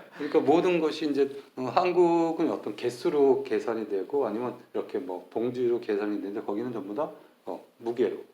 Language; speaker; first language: Korean; native; Korean